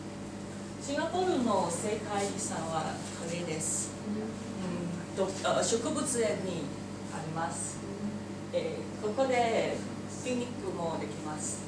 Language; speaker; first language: Japanese; non-native, learner; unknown